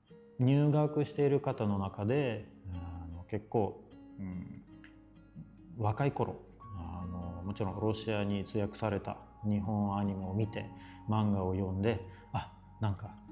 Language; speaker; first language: Japanese; non-native, fluent; Russian